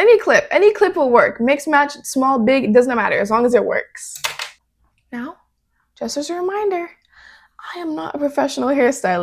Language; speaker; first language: English; native; English